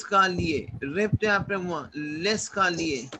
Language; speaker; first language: French; non-native, learner; Hindi